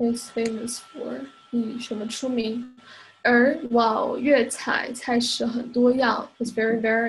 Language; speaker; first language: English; non-native, fluent; Chinese